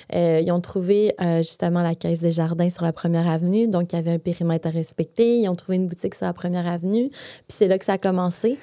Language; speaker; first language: French; early bilingual, other home language; Bosnian